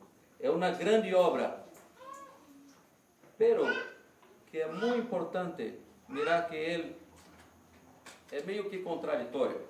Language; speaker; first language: Spanish; non-native, learner; Portuguese